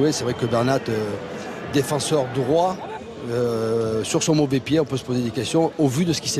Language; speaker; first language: French; native; French